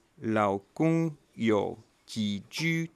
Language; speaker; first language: Chinese; non-native, learner; French